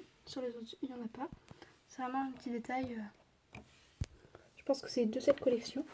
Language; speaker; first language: French; native; French